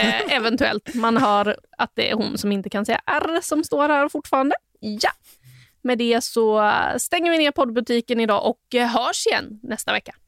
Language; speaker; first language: Swedish; native; Swedish